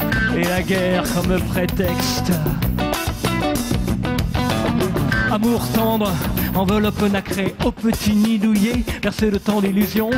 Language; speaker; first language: French; native; French